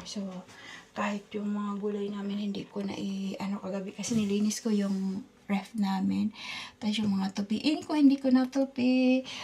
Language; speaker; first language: Filipino; native; Filipino